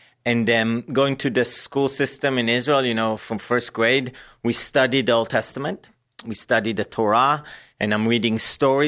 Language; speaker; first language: English; non-native, fluent; Hebrew